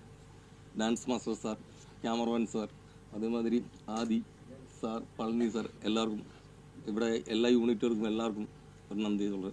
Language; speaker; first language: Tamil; non-native, learner; Malayalam